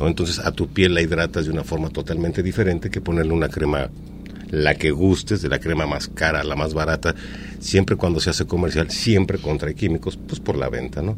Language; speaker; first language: Spanish; native; Spanish